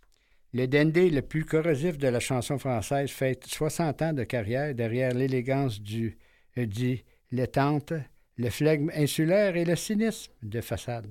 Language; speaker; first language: French; native; French